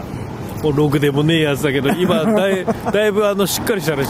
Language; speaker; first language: Japanese; native; Japanese